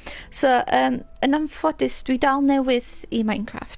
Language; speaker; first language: Welsh; native; Welsh